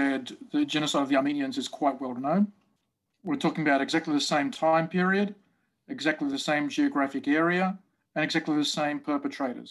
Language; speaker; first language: English; native; English